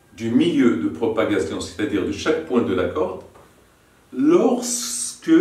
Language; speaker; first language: French; non-native, local second language; Arabic